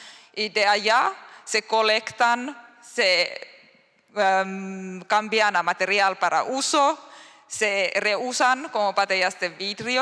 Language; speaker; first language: Spanish; non-native, learner; Finnish